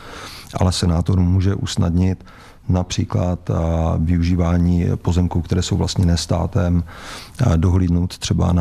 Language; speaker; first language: Czech; native; Czech